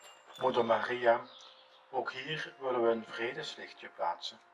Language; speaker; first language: Dutch; native; Dutch